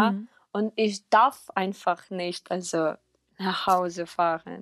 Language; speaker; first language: German; non-native, fluent; Ukrainian